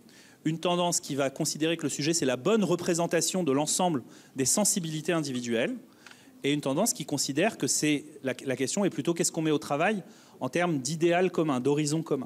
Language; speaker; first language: French; native; French